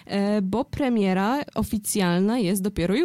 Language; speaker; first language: Polish; native; Polish